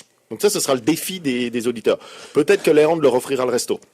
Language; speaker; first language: French; native; French